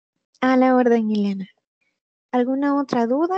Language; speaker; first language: Spanish; native; Spanish